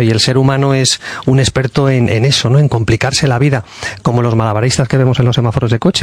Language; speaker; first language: Spanish; native; Spanish